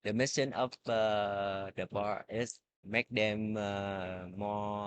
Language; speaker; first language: English; non-native, learner; Vietnamese